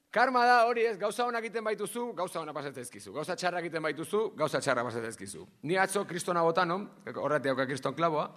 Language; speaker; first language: Basque; native; Basque